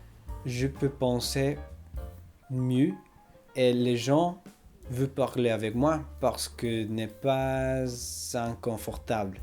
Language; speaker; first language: French; non-native, learner; English